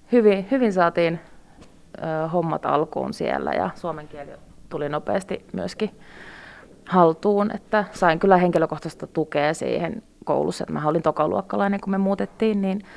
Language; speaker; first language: Finnish; early bilingual, other home language; Russian